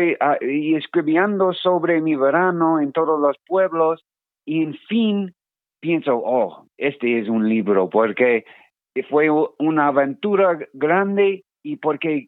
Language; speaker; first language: Spanish; non-native, learner; English